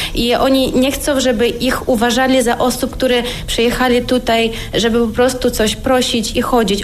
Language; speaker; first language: Polish; non-native, fluent; Ukrainian